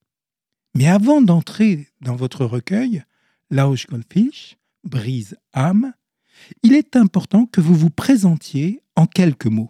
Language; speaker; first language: French; native; French